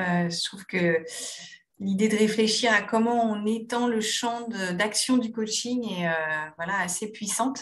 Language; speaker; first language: French; native; French